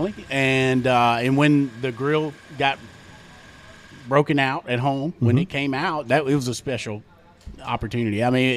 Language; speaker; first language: English; native; English